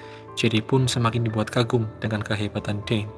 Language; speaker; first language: Indonesian; native; Indonesian